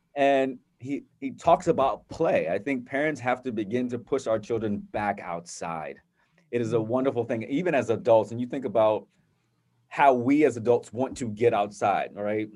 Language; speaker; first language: English; native; English